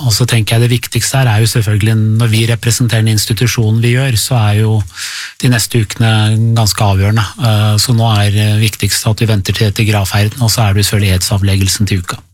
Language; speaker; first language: Norwegian; early bilingual, other home language; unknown